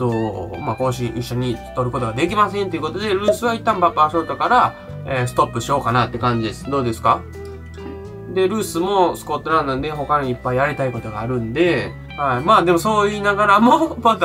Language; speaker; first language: Japanese; native; Japanese